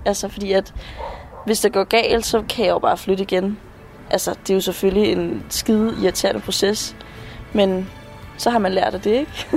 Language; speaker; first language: Danish; native; Danish